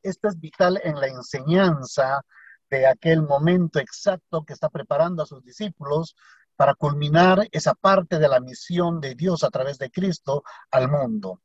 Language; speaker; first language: Spanish; native; Spanish